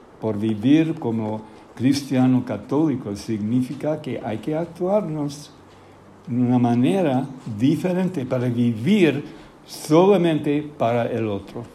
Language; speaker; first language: Spanish; non-native, fluent; English